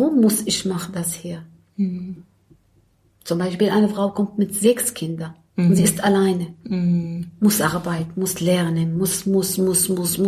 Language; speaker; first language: German; non-native, learner; Arabic